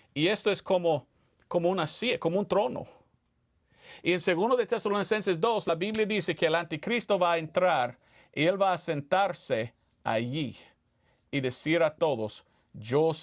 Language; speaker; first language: Spanish; non-native, fluent; English